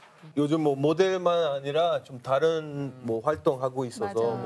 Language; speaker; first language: Korean; non-native, learner; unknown